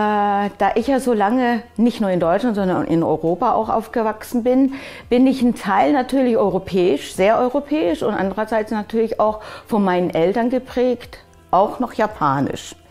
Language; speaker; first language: German; early bilingual, other home language; Japanese